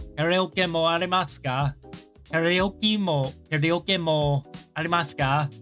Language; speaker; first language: Japanese; non-native, learner; English